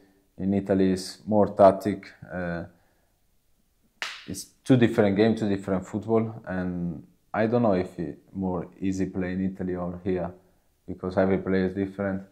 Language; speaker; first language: English; non-native, learner; Italian